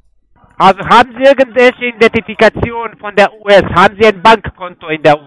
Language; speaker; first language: German; non-native, fluent; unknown